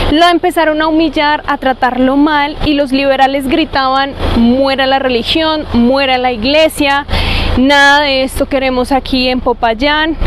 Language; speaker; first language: Spanish; native; Spanish